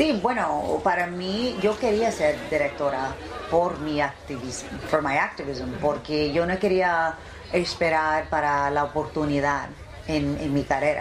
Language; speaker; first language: Spanish; early bilingual, heritage; English